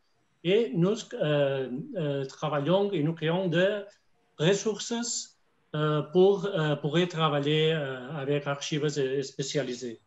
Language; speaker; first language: French; non-native, fluent; Spanish